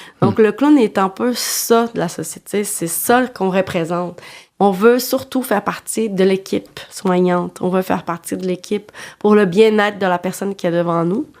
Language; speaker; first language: French; non-native, fluent; Portuguese